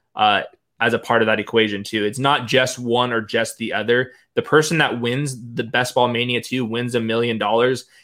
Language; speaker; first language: English; native; English